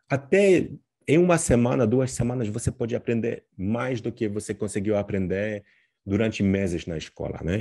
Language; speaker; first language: Portuguese; non-native, fluent; Polish